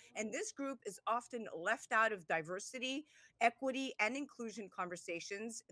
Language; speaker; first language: English; native; English